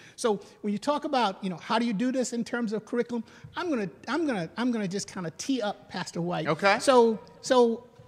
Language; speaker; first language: English; native; English